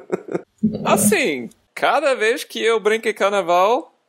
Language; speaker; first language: Portuguese; non-native, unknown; English